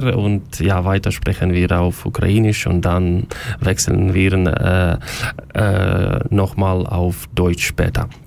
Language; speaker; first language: German; non-native, learner; Ukrainian